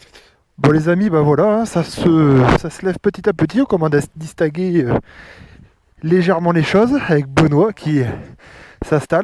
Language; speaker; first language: French; native; French